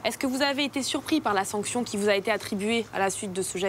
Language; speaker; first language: French; non-native, learner; Portuguese